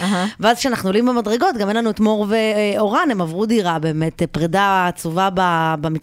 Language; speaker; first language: Hebrew; native; Hebrew